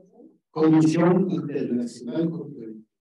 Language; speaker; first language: Spanish; native; Spanish